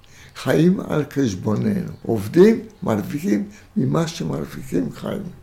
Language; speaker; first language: Hebrew; non-native, fluent; Romanian